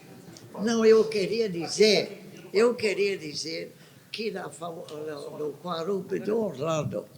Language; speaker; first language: Portuguese; non-native, fluent; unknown